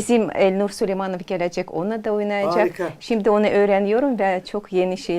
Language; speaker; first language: Turkish; non-native, learner; Azerbaijani